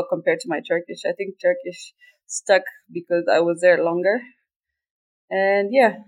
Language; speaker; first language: English; non-native, local second language; Somali